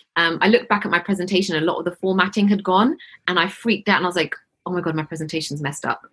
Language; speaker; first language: English; native; English